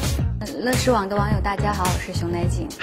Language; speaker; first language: Chinese; native; Chinese